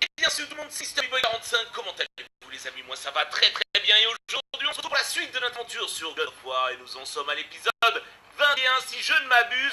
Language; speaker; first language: French; native; French